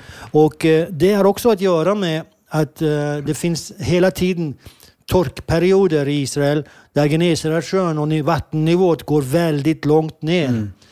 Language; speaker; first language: Swedish; non-native, fluent; Hebrew